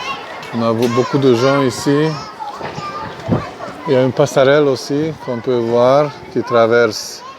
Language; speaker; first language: French; non-native, fluent; Hungarian